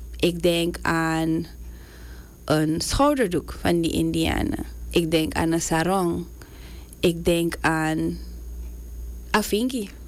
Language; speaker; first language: Dutch; native; Dutch